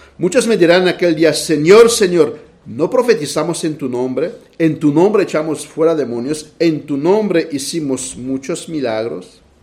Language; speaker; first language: Spanish; non-native, fluent; Romanian